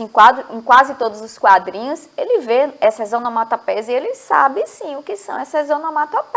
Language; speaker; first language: Portuguese; native; Portuguese